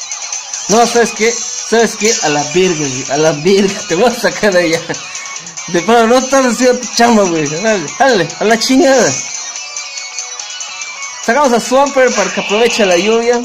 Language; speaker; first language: Spanish; native; Spanish